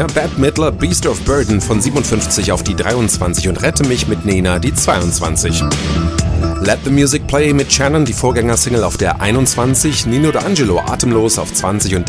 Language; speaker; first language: German; native; German